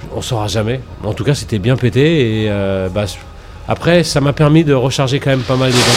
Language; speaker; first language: French; native; French